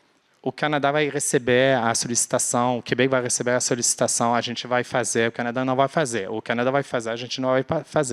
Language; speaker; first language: Portuguese; non-native, fluent; French